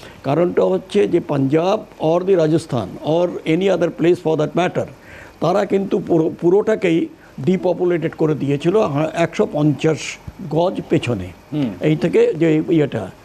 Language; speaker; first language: Bangla; native; Bangla